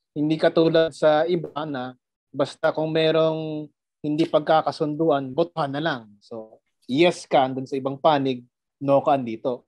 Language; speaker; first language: Filipino; non-native, local second language; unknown